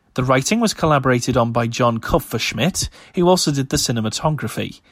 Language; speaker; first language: English; native; English